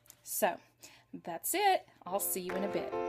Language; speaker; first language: English; native; English